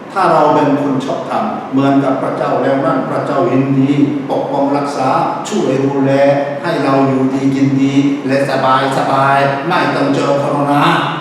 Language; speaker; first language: Thai; non-native, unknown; Korean